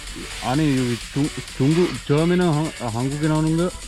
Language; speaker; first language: Korean; non-native, learner; Sinhala